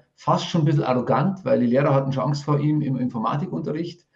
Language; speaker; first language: German; native; German